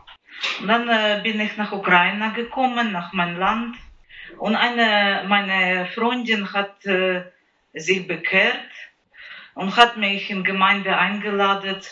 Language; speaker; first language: German; non-native, learner; Ukrainian